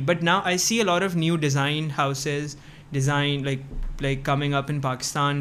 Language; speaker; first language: Urdu; early bilingual, heritage; Urdu